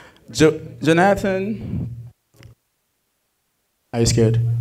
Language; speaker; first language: English; non-native, fluent; French